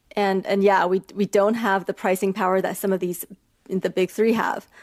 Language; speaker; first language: English; early bilingual, other home language; Chinese